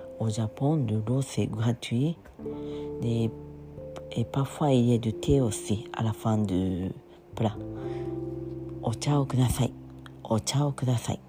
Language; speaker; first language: French; non-native, learner; Japanese